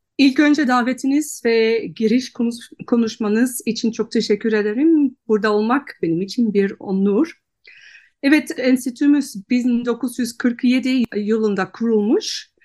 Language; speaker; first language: Turkish; non-native, fluent; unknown